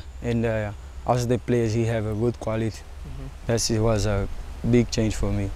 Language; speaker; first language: English; non-native, fluent; Portuguese